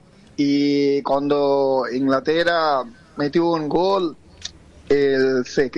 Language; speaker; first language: Spanish; non-native, fluent; Bangla